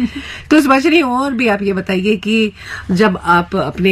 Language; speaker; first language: Hindi; native; Hindi